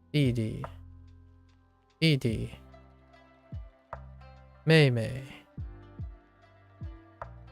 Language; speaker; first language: Chinese; non-native, learner; English